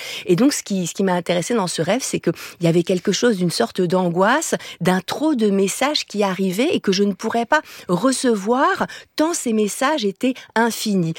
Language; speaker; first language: French; native; French